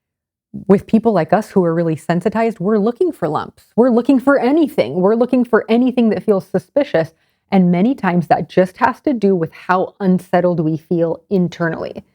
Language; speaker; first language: English; native; English